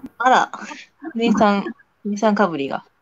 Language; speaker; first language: Japanese; native; Japanese